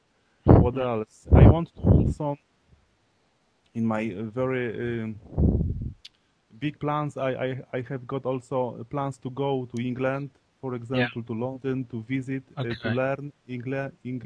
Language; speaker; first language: English; non-native, learner; Polish